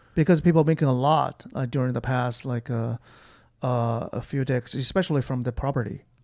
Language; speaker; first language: English; non-native, fluent; Chinese